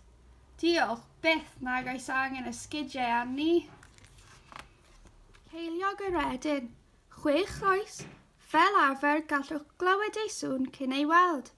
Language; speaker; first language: Welsh; non-native, local second language; English